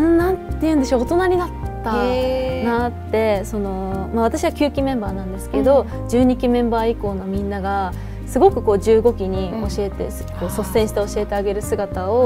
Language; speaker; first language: Japanese; native; Japanese